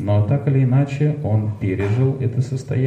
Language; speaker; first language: Russian; native; Russian